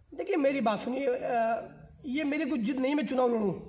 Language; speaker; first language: Hindi; native; Hindi